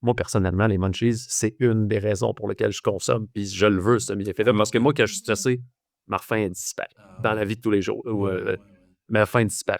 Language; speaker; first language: French; native; French